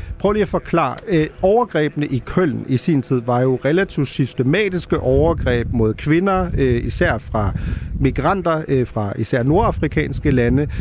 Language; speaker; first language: Danish; early bilingual, heritage; Danish